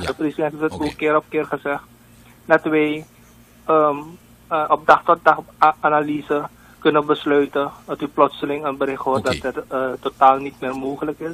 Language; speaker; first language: Dutch; native; Dutch